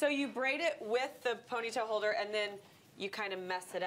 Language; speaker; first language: English; native; English